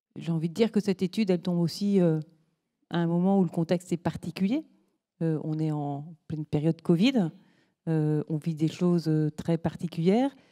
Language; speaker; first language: French; native; French